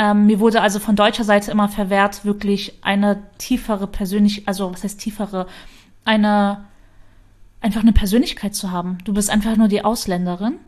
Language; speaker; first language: German; early bilingual, other home language; Kurdish